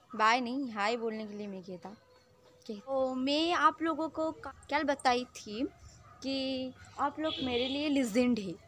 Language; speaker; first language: Hindi; non-native, local second language; Odia